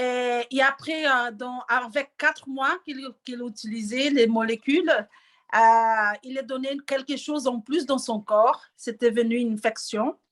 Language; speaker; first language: French; non-native, learner; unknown